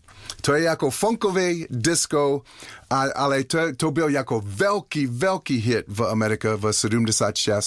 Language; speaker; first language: Czech; non-native, learner; English